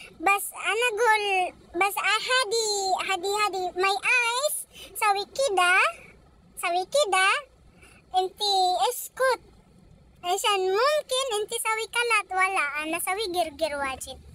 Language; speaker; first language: Arabic; non-native, learner; Filipino